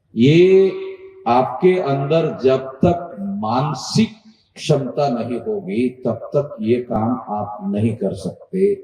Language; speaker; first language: Hindi; non-native, local second language; Marathi